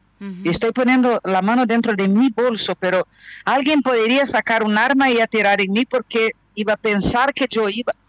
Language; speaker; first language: Spanish; non-native, fluent; Portuguese